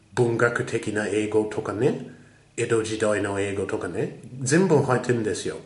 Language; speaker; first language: Japanese; non-native, fluent; English